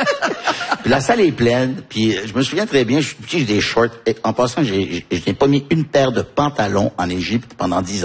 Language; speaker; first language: French; early bilingual, other home language; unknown